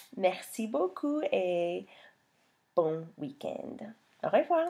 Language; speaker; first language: French; non-native, fluent; English